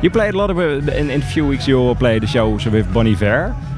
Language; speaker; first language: English; non-native, fluent; Dutch